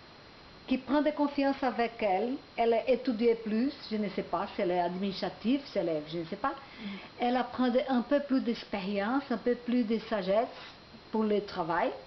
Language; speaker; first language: French; non-native, learner; Portuguese